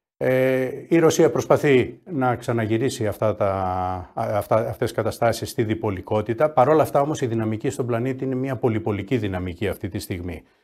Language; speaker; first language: Greek; native; Greek